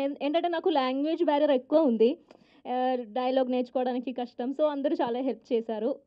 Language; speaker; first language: Telugu; non-native, learner; Malayalam